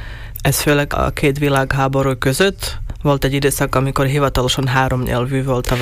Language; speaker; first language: Hungarian; non-native, local second language; Slovak